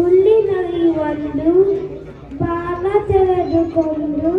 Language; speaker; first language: Kannada; early bilingual, heritage; Kannada